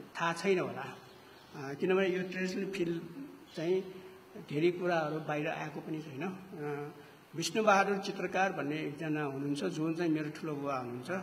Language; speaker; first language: Nepali; non-native, local second language; Newari